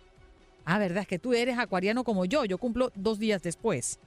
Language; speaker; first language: Spanish; native; Spanish